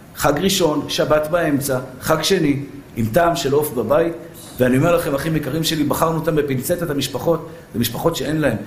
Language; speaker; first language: Hebrew; early bilingual, other home language; Persian